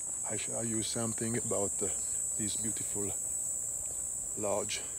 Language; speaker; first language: English; non-native, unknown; Italian